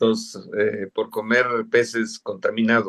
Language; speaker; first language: Spanish; native; Spanish